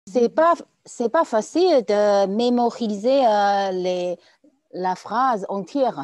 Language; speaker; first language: French; non-native, fluent; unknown